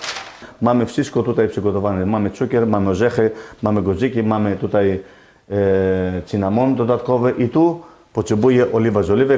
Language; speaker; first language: Polish; non-native, fluent; Greek